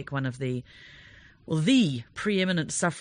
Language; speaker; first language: English; native; English